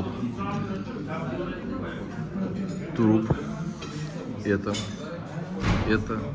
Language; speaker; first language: Russian; native; Russian